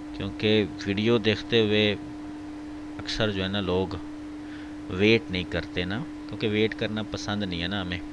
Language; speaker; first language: Urdu; native; Urdu